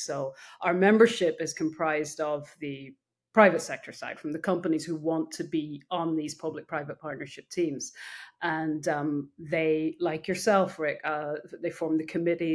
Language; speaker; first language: English; native; English